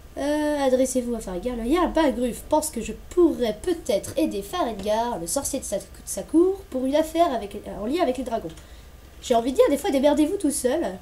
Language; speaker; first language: French; native; French